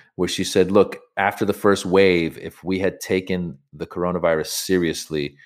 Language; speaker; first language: English; native; English